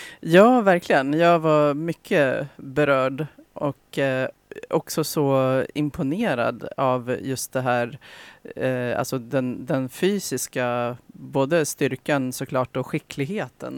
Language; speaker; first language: Swedish; native; Swedish